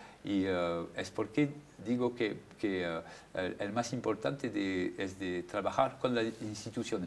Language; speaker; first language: Spanish; non-native, fluent; French